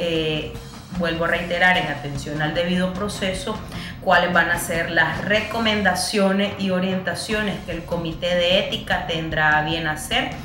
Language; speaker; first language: Spanish; native; Spanish